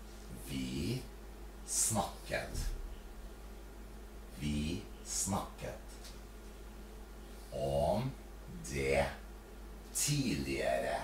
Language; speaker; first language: Norwegian; non-native, fluent; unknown